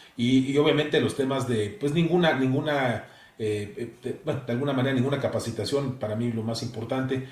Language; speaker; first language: Spanish; native; Spanish